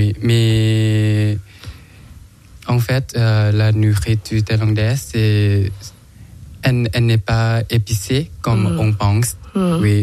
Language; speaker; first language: French; non-native, learner; Thai